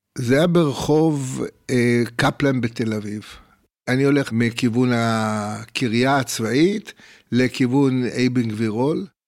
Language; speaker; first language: Hebrew; native; Hebrew